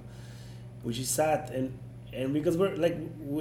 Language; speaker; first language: English; non-native, fluent; Spanish